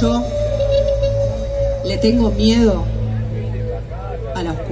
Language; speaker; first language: Spanish; native; Spanish